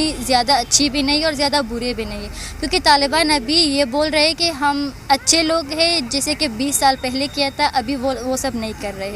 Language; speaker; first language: Hindi; non-native, fluent; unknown